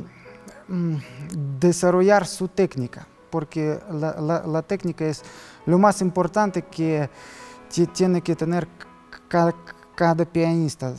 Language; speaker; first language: Spanish; non-native, learner; Russian